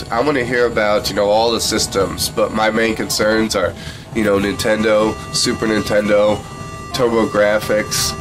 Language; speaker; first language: English; native; English